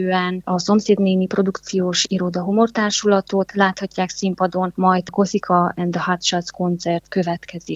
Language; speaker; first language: Hungarian; native; Hungarian